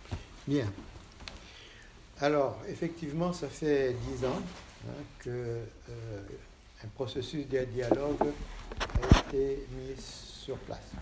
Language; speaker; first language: French; non-native, fluent; Portuguese